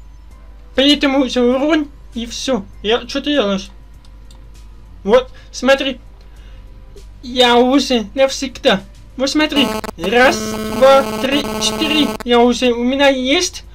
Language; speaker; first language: Russian; non-native, learner; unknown